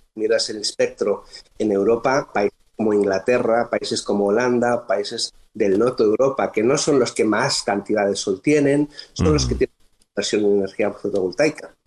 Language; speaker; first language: Spanish; native; Spanish